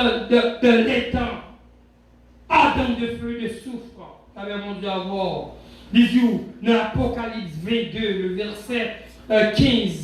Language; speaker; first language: French; non-native, local second language; Haitian Creole